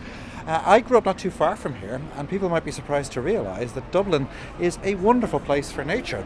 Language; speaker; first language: English; native; English